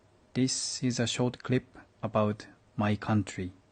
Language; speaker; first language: English; non-native, learner; Japanese